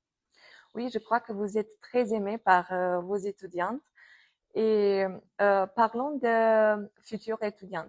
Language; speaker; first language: French; non-native, fluent; Romanian